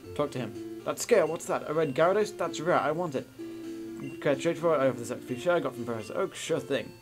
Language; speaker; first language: English; native; English